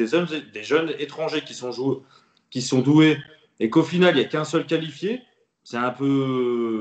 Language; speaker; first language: French; native; French